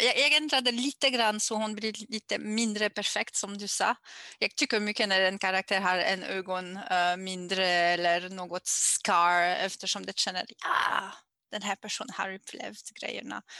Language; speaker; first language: Swedish; non-native, learner; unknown